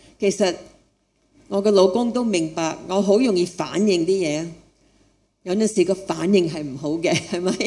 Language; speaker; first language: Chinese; non-native, fluent; English